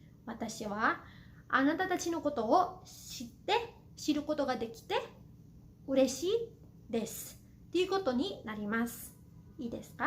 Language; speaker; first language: Japanese; non-native, fluent; Cebuano